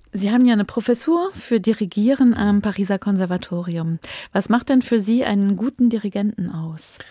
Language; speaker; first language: German; native; German